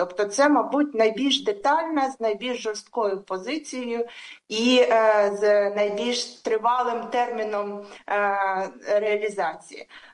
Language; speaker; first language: Ukrainian; native; Ukrainian